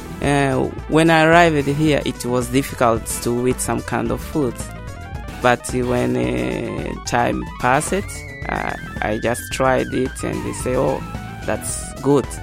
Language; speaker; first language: English; non-native, learner; Portuguese